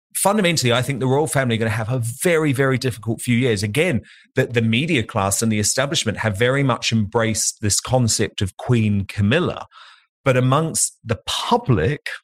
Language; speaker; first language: English; native; English